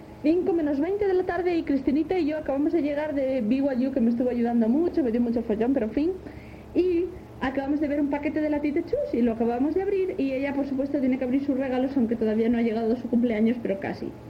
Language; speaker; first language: Spanish; native; Spanish